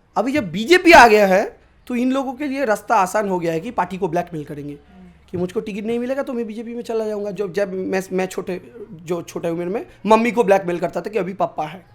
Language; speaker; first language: Hindi; non-native, local second language; Bangla